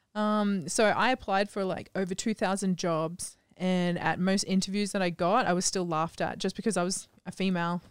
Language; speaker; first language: English; native; English